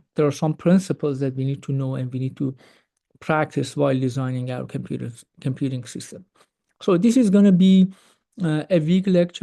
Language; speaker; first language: English; non-native, fluent; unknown